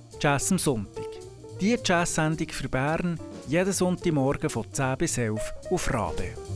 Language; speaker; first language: German; native; German